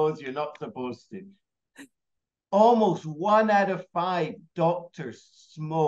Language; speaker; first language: English; native; English